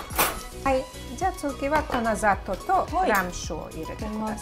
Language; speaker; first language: Japanese; non-native, fluent; Serbian